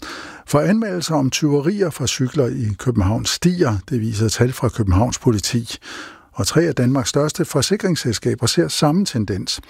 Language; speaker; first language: Danish; native; Danish